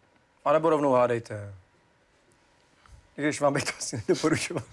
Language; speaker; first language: Czech; native; Czech